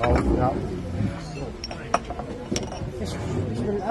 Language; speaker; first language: German; non-native, learner; Filipino